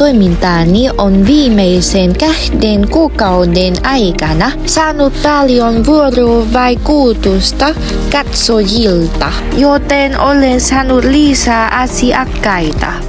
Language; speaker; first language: Finnish; non-native, learner; Vietnamese